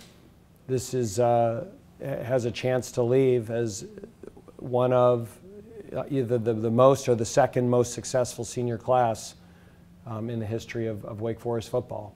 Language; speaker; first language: English; native; English